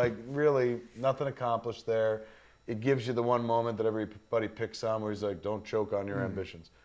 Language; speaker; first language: English; native; English